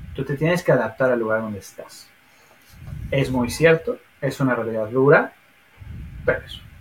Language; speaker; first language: Spanish; native; Spanish